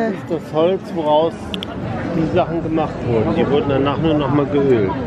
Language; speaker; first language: German; native; German